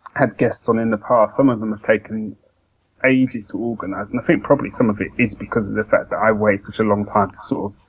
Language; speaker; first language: English; native; English